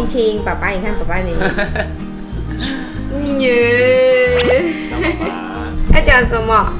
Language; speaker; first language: Chinese; native; Chinese